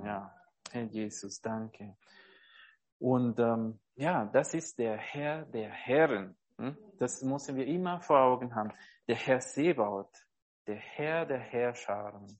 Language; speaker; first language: German; non-native, fluent; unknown